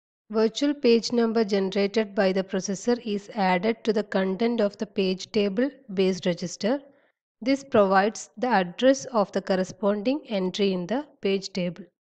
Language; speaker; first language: English; non-native, local second language; Malayalam